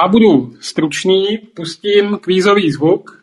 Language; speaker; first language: Czech; native; Czech